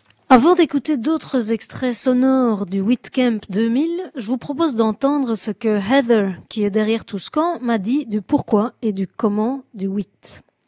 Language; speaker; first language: French; native; French